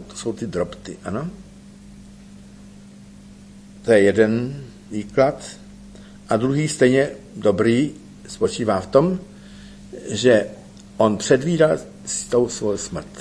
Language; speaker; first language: Czech; native; Czech